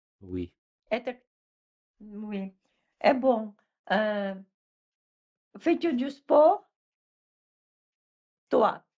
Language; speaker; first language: French; non-native, fluent; Russian